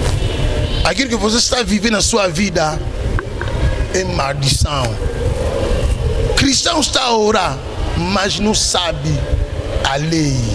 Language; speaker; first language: Portuguese; non-native, learner; Lingala